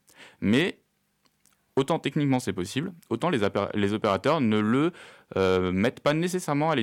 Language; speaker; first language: French; native; French